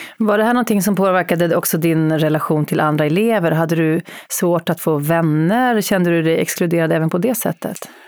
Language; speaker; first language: Swedish; native; Swedish